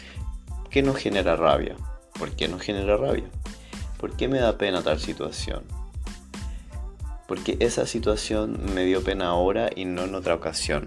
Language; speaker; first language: Spanish; native; Spanish